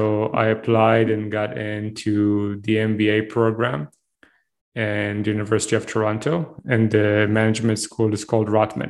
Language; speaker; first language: English; non-native, fluent; Hebrew